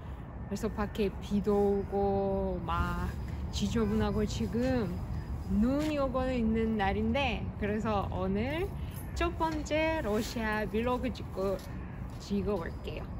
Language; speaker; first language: Korean; non-native, fluent; Russian